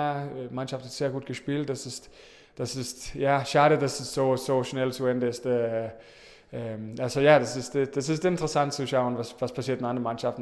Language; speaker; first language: German; non-native, learner; Danish